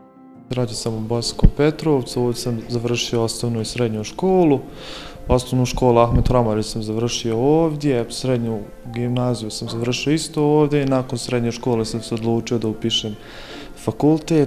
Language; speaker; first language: Bosnian; native; Bosnian